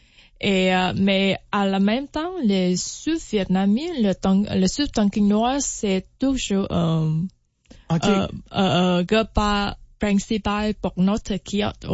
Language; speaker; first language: French; non-native, learner; Vietnamese